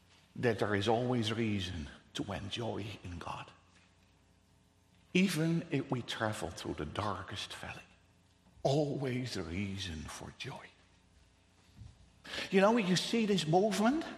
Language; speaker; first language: English; non-native, fluent; Dutch